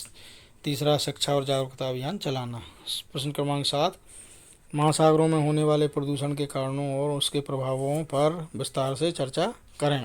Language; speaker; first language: Hindi; native; Hindi